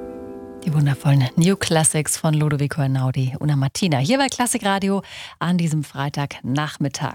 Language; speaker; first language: German; native; German